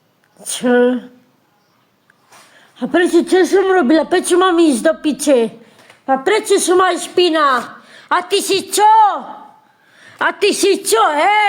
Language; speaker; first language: Slovak; non-native, local second language; Romany